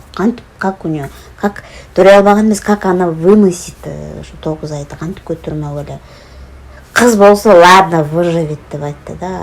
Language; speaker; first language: Russian; non-native, local second language; Kyrgyz